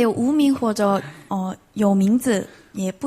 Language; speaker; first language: Chinese; non-native, fluent; Korean